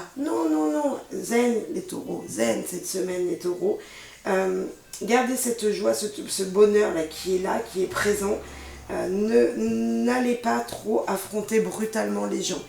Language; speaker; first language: French; native; French